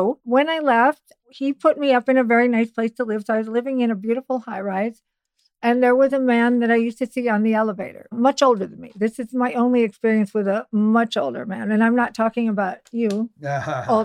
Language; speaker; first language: English; native; English